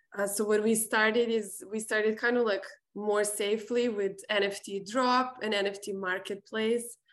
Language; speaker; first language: English; non-native, fluent; Serbian